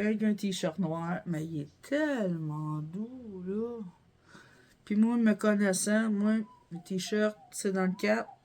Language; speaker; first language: French; native; French